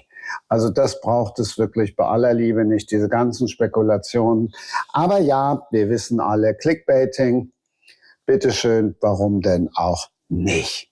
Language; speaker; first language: German; native; German